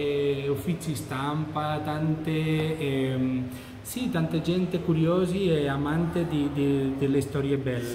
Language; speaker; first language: Italian; non-native, fluent; Catalan